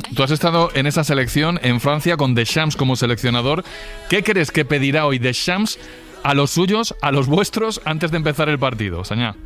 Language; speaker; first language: Spanish; native; Spanish